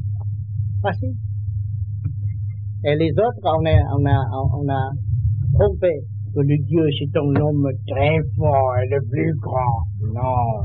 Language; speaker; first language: French; non-native, learner; Vietnamese